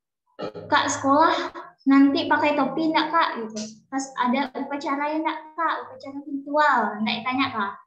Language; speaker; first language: Indonesian; native; Indonesian